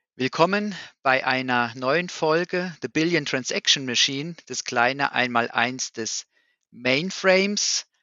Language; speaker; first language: German; native; German